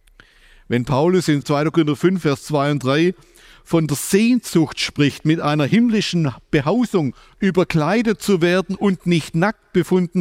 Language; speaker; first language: German; native; German